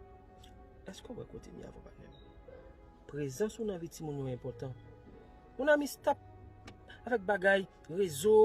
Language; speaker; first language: French; non-native, local second language; Haitian Creole